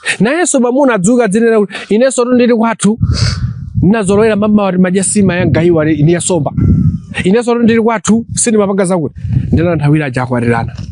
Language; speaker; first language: Nyanja; non-native, local second language; Tumbuka